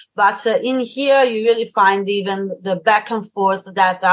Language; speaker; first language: English; non-native, fluent; Italian